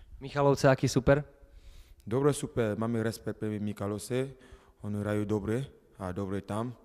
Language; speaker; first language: Slovak; non-native, learner; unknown